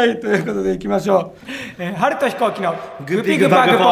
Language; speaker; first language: Japanese; native; Japanese